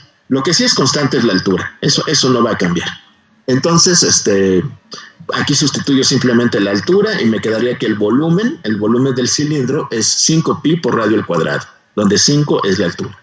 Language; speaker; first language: Spanish; native; Spanish